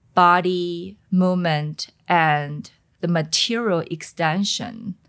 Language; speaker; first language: English; non-native, fluent; Chinese